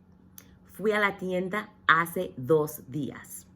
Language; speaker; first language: Spanish; non-native, fluent; English